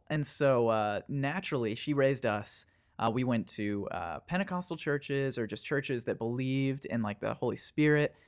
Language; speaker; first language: English; native; English